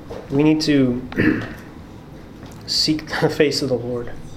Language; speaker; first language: English; native; English